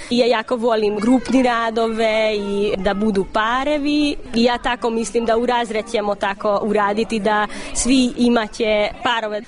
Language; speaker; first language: Serbian; non-native, local second language; Hungarian